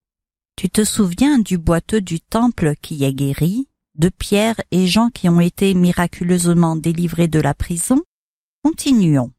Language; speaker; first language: French; native; French